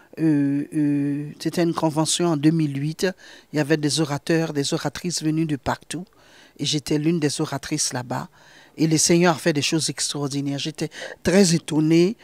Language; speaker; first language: French; non-native, local second language; Haitian Creole